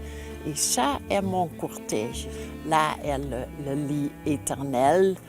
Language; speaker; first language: French; non-native, learner; Dutch